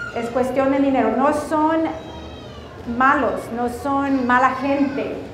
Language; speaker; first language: Spanish; early bilingual, heritage; Spanish